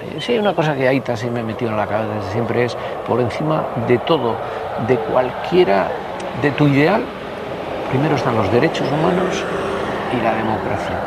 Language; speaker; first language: Spanish; native; Spanish